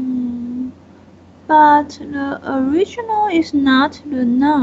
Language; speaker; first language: English; non-native, learner; Chinese